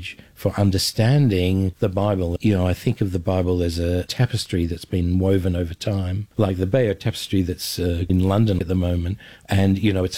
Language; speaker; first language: English; native; English